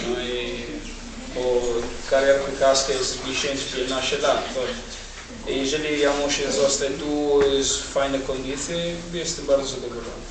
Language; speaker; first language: Polish; non-native, learner; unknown